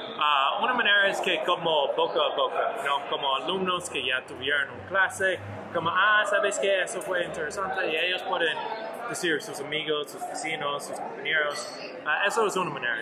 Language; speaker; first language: Spanish; non-native, learner; English